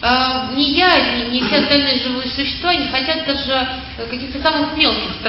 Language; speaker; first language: Russian; native; Russian